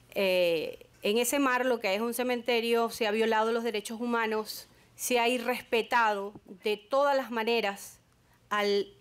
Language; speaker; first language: Spanish; native; Spanish